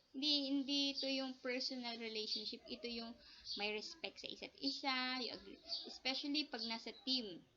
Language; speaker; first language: Filipino; non-native, local second language; Iloko